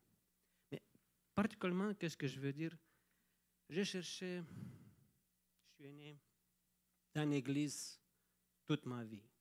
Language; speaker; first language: French; non-native, fluent; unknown